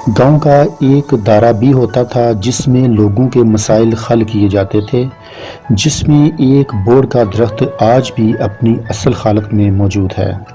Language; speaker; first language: Urdu; non-native, local second language; Punjabi